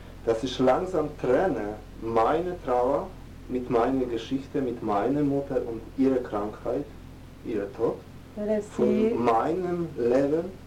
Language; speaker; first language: German; non-native, fluent; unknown